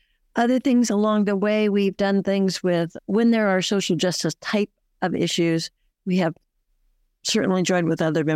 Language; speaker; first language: English; native; English